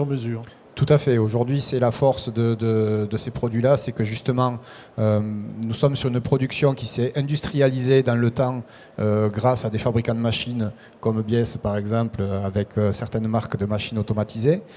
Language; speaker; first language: French; native; French